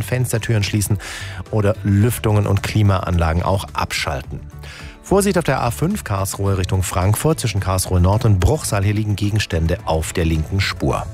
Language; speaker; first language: German; native; German